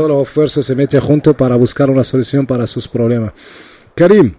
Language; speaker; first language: Spanish; non-native, learner; Arabic